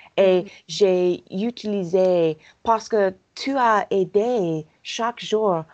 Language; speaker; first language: French; non-native, learner; English